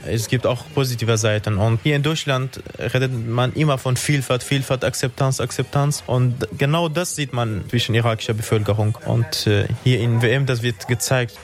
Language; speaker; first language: German; non-native, fluent; Arabic